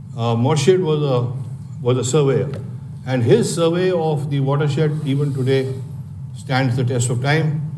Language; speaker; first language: English; non-native, local second language; Hindi